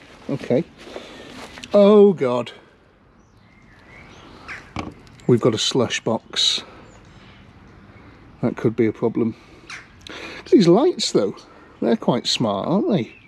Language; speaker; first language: English; native; English